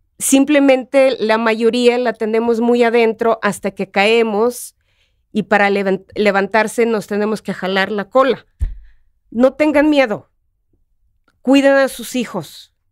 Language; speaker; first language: Spanish; non-native, fluent; Russian